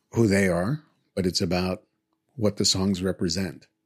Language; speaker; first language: English; native; English